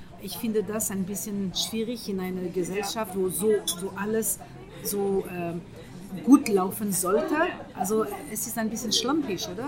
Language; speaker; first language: German; non-native, fluent; French